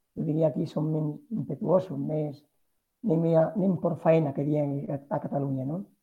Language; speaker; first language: Catalan; non-native, local second language; Spanish